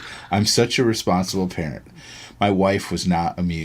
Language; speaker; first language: English; native; English